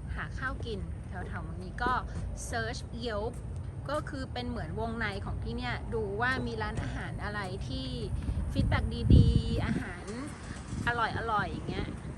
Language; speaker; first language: Thai; native; Thai